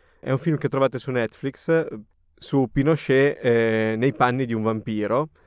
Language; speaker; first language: Italian; native; Italian